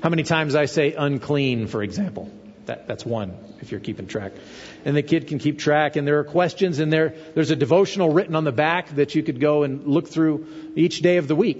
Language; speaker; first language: English; native; English